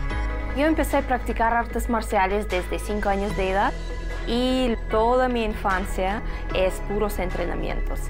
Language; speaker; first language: Spanish; non-native, fluent; Russian